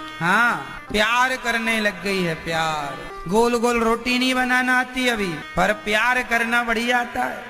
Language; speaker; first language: Hindi; native; Hindi